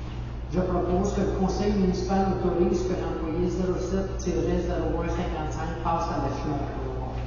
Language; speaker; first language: French; native; French